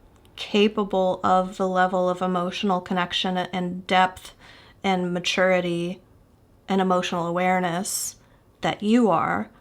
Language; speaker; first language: English; native; English